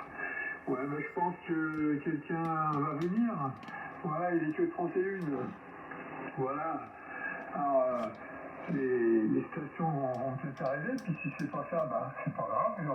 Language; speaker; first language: French; native; French